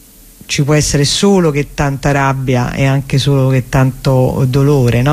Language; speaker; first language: Italian; native; Italian